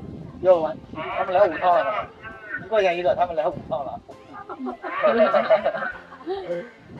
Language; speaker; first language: Chinese; native; Chinese